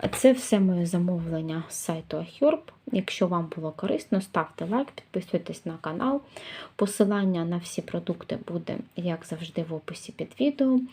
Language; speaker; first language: Ukrainian; native; Ukrainian